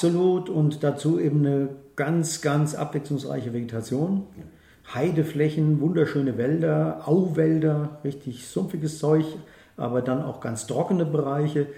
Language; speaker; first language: German; native; German